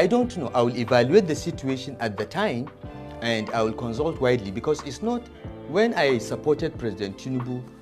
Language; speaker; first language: English; non-native, local second language; Hausa